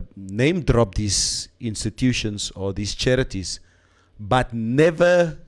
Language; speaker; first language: English; non-native, local second language; Afrikaans